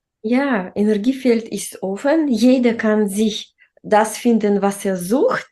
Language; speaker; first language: German; non-native, fluent; Russian